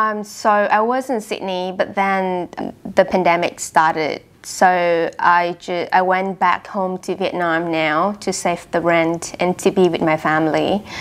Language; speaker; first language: English; non-native, fluent; Vietnamese